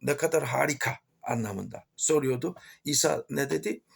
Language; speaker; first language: Turkish; non-native, fluent; Korean